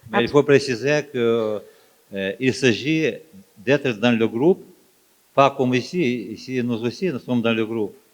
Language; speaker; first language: French; non-native, fluent; Ukrainian